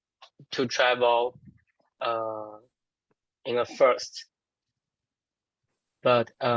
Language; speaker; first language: English; non-native, learner; Chinese